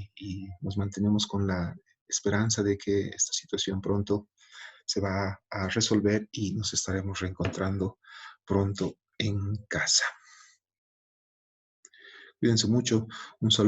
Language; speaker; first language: Spanish; native; Spanish